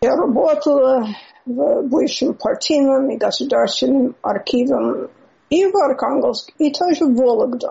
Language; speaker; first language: Russian; non-native, fluent; English